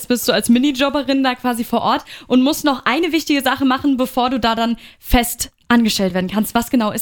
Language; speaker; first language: German; native; German